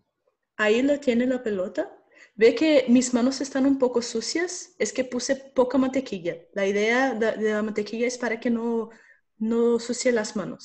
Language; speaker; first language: Spanish; non-native, fluent; Portuguese